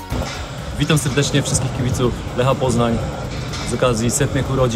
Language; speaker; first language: Polish; native; Polish